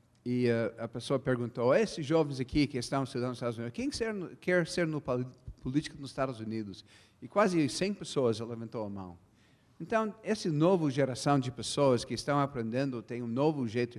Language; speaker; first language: Portuguese; non-native, fluent; English